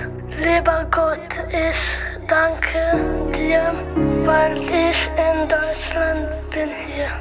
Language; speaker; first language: German; non-native, learner; Arabic